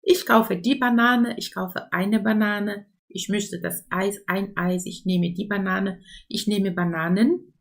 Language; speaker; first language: German; non-native, fluent; Portuguese